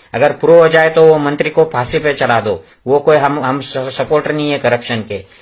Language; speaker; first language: Hindi; non-native, local second language; Marathi